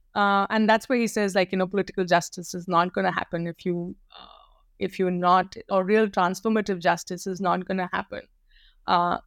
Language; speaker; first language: English; non-native, local second language; Hindi